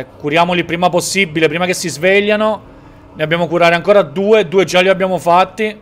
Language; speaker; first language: Italian; native; Italian